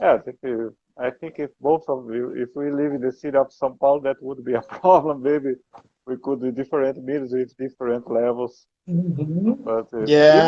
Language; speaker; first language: English; non-native, learner; Portuguese